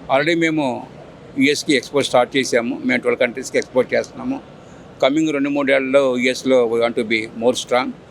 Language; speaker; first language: Telugu; native; Telugu